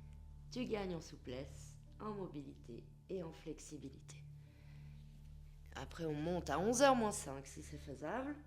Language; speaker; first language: French; native; French